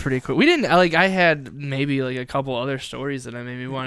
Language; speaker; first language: English; native; English